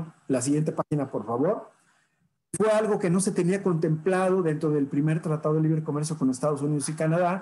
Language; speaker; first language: Spanish; native; Spanish